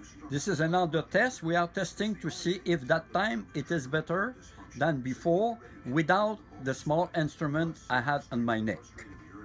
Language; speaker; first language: English; non-native, learner; French